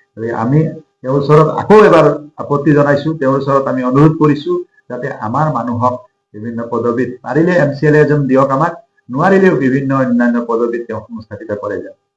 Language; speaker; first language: Assamese; non-native, local second language; Hindi